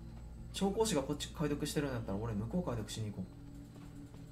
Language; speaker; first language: Japanese; native; Japanese